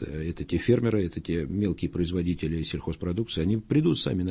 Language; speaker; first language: Russian; native; Russian